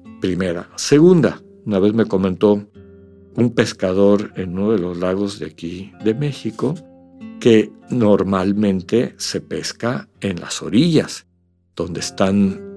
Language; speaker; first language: Spanish; native; Spanish